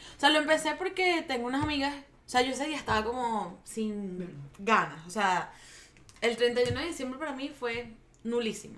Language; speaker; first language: Spanish; native; Spanish